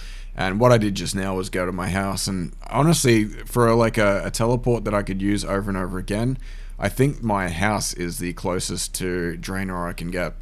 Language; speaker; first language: English; native; English